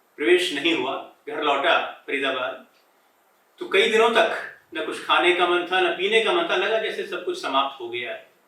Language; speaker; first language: Hindi; native; Hindi